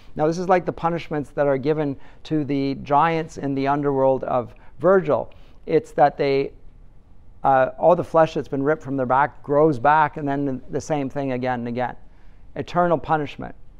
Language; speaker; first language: English; native; English